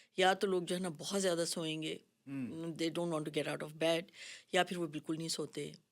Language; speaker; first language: Urdu; native; Urdu